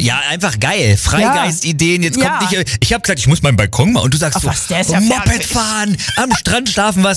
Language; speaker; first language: German; native; German